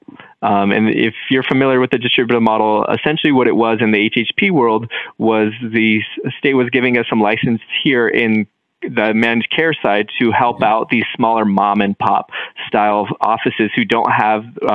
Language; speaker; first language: English; native; English